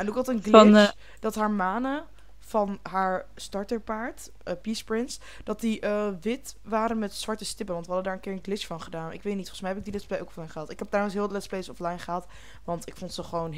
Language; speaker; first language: Dutch; native; Dutch